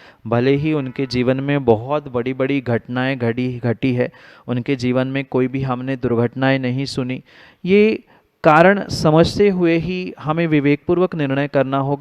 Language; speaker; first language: Hindi; native; Hindi